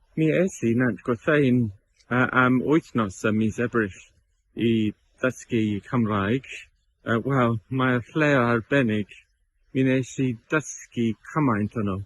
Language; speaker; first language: Welsh; non-native, learner; English